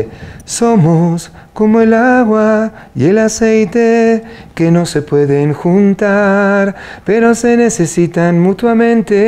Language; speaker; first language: Spanish; native; Spanish